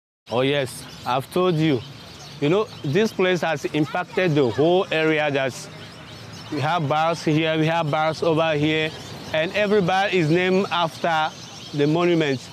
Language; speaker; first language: English; non-native, fluent; Ewe